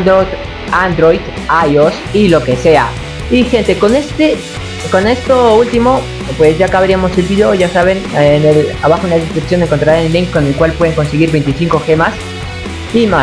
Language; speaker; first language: Spanish; native; Spanish